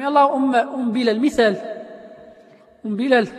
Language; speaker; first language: Arabic; native; Arabic